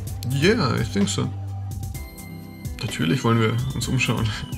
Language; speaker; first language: German; native; German